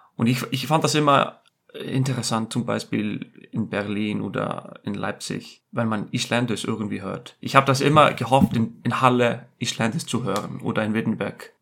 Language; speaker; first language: German; non-native, fluent; Icelandic